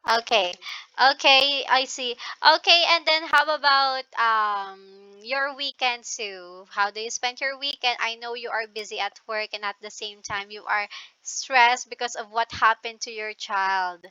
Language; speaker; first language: English; non-native, local second language; Filipino